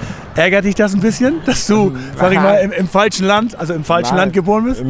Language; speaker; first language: German; native; German